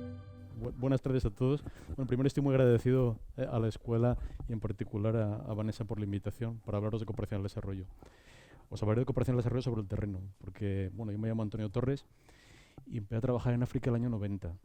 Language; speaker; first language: Spanish; native; Spanish